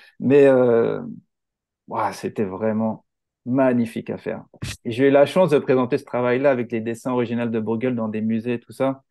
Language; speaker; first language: French; native; French